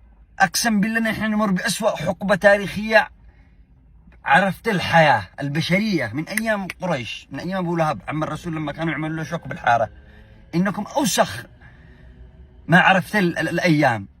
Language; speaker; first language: Arabic; native; Arabic